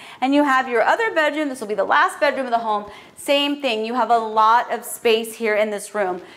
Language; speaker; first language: English; native; English